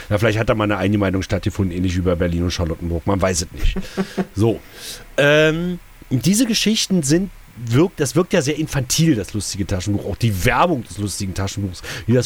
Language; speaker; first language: German; native; German